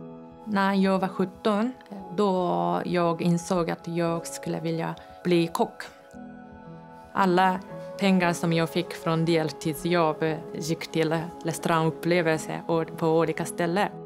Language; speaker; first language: Swedish; non-native, fluent; Japanese